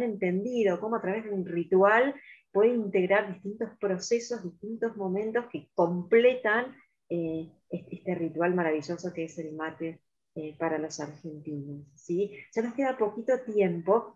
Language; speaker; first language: Spanish; native; Spanish